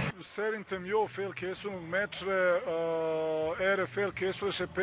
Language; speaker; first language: Hungarian; non-native, learner; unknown